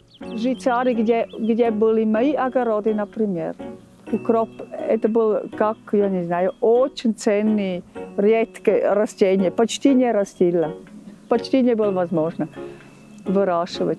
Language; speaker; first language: Russian; non-native, learner; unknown